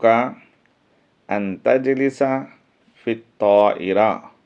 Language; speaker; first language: Arabic; non-native, fluent; Urdu